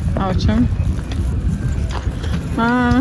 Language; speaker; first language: Polish; non-native, learner; Ukrainian